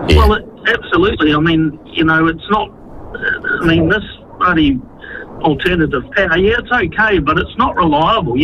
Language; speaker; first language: English; native; English